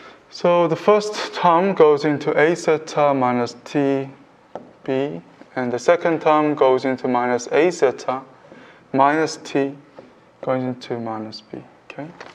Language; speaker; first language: English; non-native, fluent; Korean